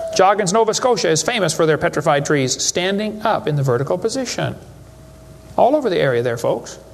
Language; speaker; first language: English; native; English